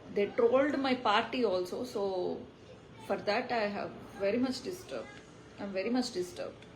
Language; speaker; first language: English; non-native, local second language; Telugu